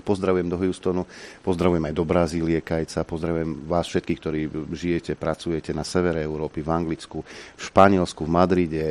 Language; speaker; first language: Slovak; native; Slovak